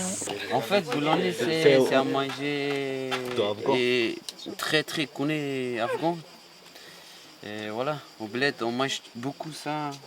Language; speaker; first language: French; non-native, learner; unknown